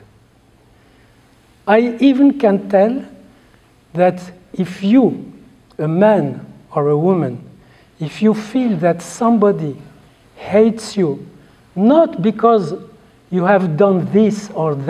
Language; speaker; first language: English; non-native, fluent; Arabic